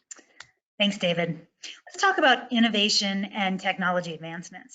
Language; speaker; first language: English; native; English